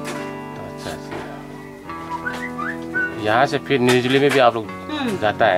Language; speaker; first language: Hindi; non-native, local second language; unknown